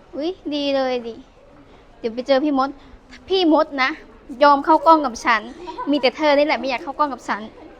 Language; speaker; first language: Thai; native; Thai